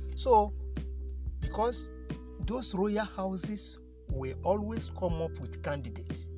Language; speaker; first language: English; non-native, local second language; Yoruba